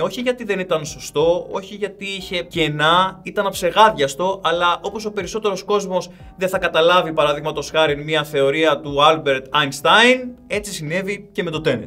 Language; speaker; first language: Greek; native; Greek